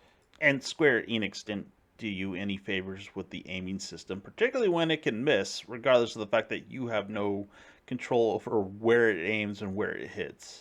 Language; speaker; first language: English; native; English